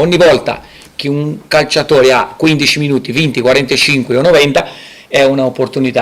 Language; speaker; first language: Italian; non-native, fluent; Portuguese